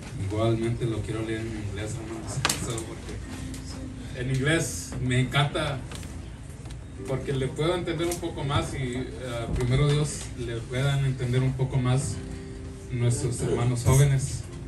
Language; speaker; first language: Spanish; early bilingual, heritage; Spanish